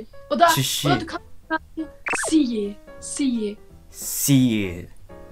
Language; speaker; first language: German; early bilingual, other home language; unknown